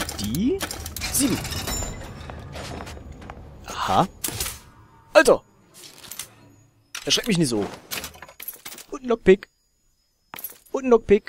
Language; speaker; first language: German; native; German